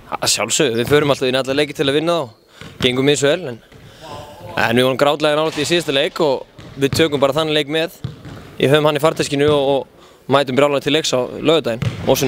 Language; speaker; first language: Icelandic; native; Icelandic